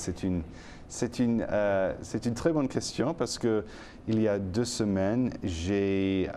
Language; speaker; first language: French; non-native, fluent; English